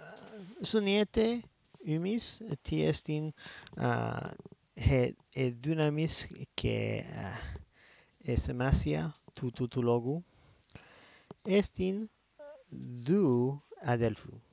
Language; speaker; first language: Greek; non-native, learner; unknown